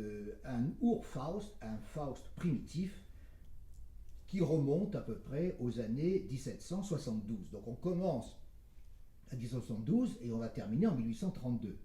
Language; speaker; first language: French; native; French